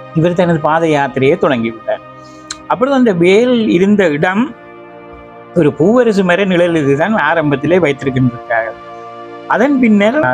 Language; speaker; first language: Tamil; native; Tamil